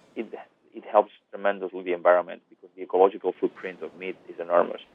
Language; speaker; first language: English; non-native, fluent; Spanish